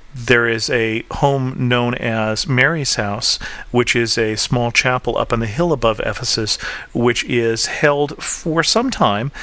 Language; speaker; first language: English; native; English